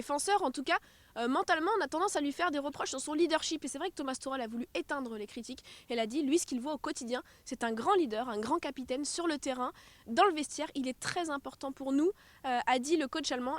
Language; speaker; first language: French; native; French